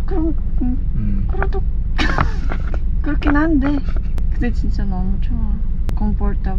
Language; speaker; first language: Korean; non-native, learner; Filipino